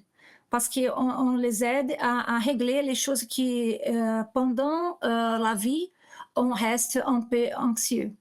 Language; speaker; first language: French; non-native, learner; Portuguese